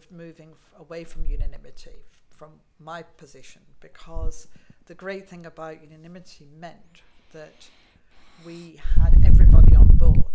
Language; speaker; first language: English; native; English